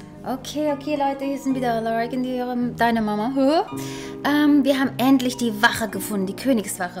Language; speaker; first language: German; native; German